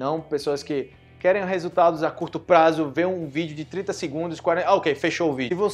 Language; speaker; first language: Portuguese; native; Portuguese